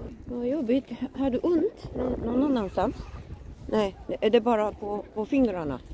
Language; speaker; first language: Swedish; non-native, fluent; Japanese